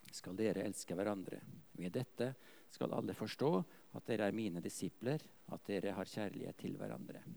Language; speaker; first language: Norwegian; native; Norwegian